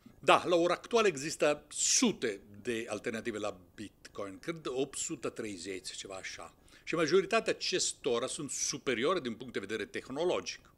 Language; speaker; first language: Romanian; non-native, fluent; Italian